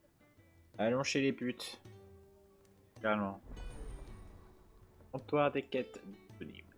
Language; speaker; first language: French; native; French